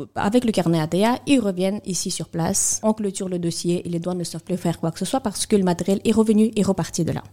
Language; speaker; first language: French; non-native, fluent; Russian